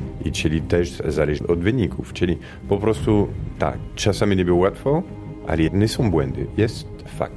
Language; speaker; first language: Polish; non-native, fluent; Italian